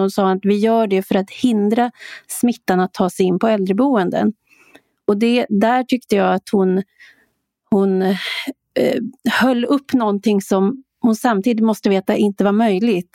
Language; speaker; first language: Swedish; native; Swedish